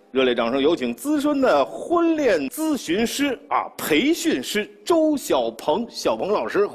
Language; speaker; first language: Chinese; native; Chinese